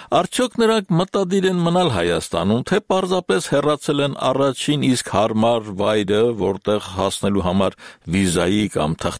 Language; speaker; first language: Armenian; native; Armenian